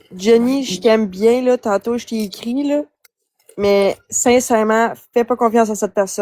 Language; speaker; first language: French; native; French